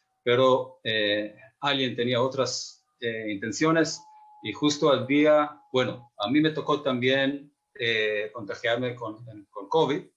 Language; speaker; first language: Spanish; non-native, fluent; Hebrew